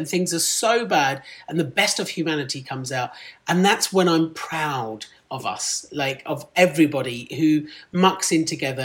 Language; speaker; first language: English; non-native, local second language; Punjabi